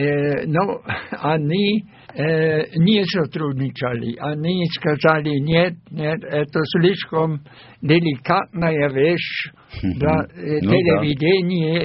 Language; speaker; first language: Russian; non-native, fluent; German